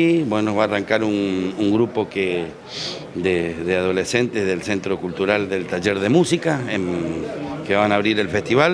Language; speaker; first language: Spanish; native; Spanish